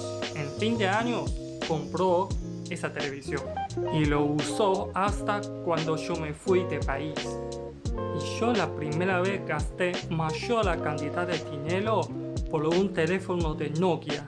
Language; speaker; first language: Spanish; non-native, learner; Chinese